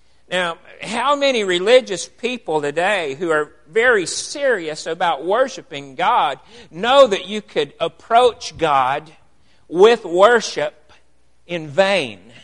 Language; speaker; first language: English; native; English